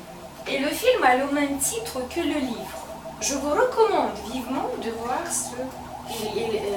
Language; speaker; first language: French; non-native, fluent; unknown